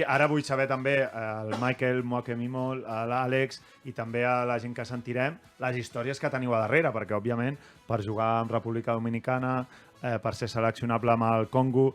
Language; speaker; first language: Catalan; native; Catalan